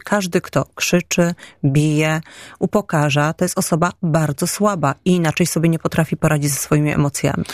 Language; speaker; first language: Polish; native; Polish